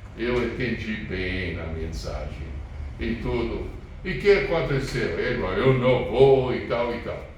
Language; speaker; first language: Portuguese; non-native, fluent; English